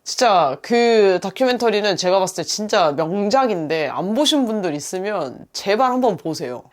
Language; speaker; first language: Korean; native; Korean